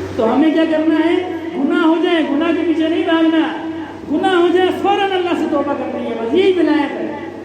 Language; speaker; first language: Urdu; non-native, local second language; Punjabi